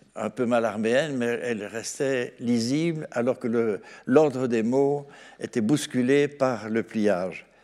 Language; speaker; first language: French; native; French